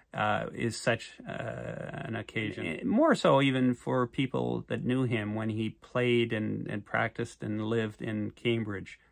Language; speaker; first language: English; native; English